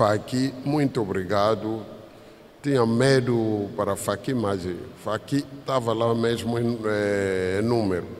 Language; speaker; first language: Portuguese; non-native, fluent; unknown